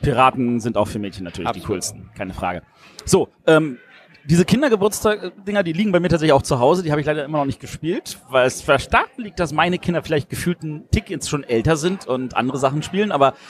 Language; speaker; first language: German; native; German